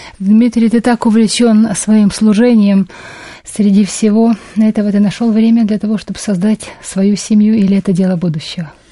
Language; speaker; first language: Russian; native; Russian